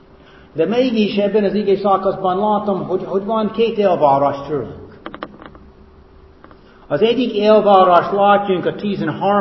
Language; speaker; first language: Hungarian; non-native, fluent; English